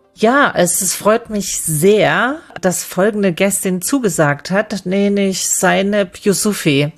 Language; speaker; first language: German; native; German